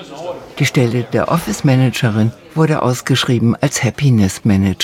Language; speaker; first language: German; native; German